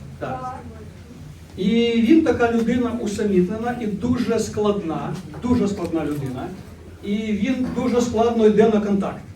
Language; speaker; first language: Ukrainian; native; Ukrainian